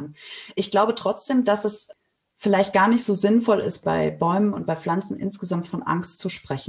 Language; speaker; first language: German; native; German